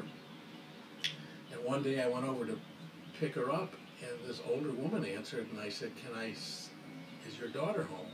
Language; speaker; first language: English; native; English